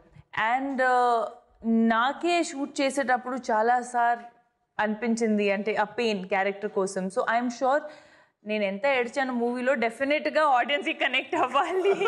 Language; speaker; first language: Telugu; non-native, fluent; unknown